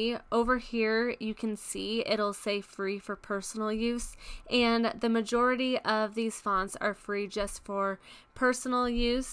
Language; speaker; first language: English; native; English